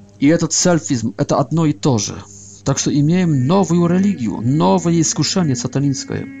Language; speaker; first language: Polish; non-native, learner; Russian